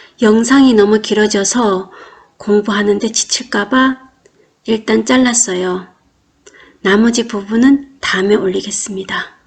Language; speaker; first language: Korean; non-native, fluent; Chinese